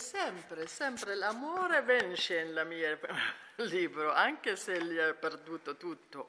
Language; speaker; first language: Italian; non-native, learner; Arabic